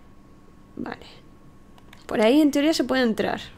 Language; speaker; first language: Spanish; native; Spanish